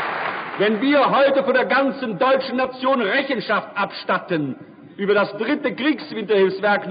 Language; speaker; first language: German; native; German